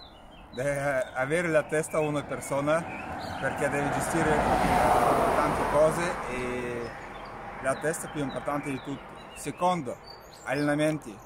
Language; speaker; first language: Italian; non-native, fluent; Russian